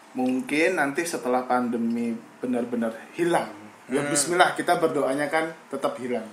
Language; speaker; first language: Indonesian; native; Indonesian